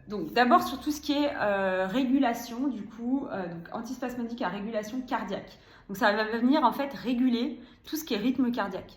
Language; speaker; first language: French; native; French